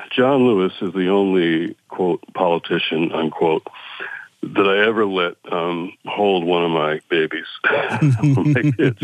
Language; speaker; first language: English; native; English